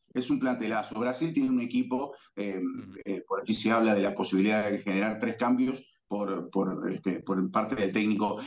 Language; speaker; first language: Spanish; native; Spanish